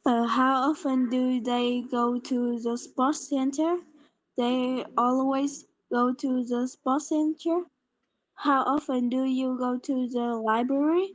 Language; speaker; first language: English; non-native, learner; Polish